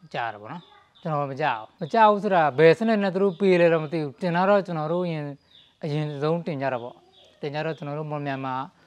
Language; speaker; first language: Burmese; native; Burmese